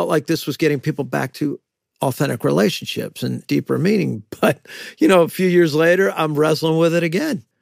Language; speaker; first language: English; native; English